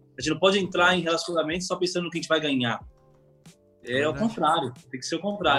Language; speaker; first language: Portuguese; native; Portuguese